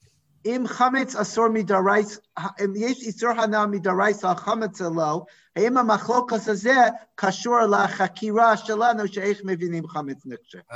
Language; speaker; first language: Hebrew; non-native, fluent; English